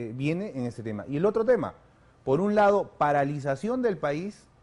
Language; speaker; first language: Spanish; native; Spanish